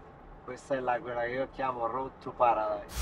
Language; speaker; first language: Italian; native; Italian